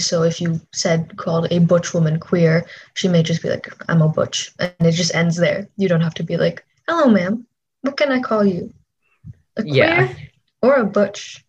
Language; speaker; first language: English; native; English